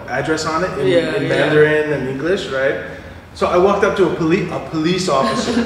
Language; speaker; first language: English; native; English